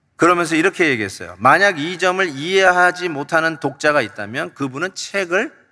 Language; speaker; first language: Korean; native; Korean